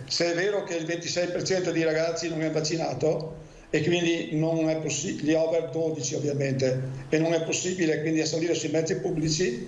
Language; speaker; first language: Italian; native; Italian